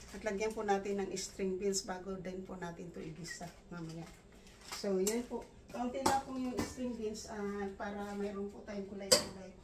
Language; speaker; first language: Filipino; non-native, local second language; Cebuano